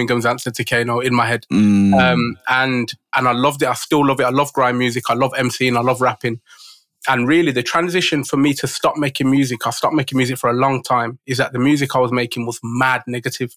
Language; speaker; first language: English; native; English